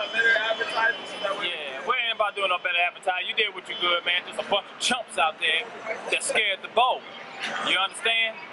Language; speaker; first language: English; native; English